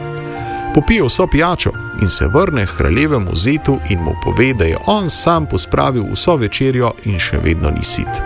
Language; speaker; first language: Slovenian; native; Slovenian